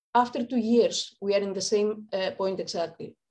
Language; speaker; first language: English; non-native, fluent; Greek